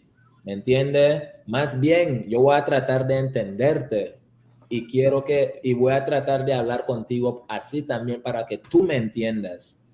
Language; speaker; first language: Spanish; early bilingual, heritage; Spanish